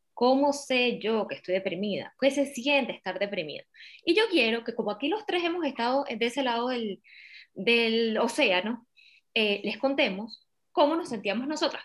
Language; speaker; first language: Spanish; native; Spanish